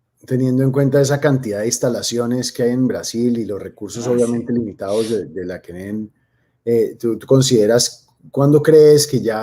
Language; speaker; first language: Spanish; native; Spanish